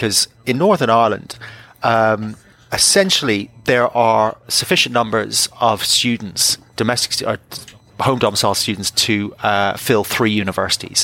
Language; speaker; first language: English; native; English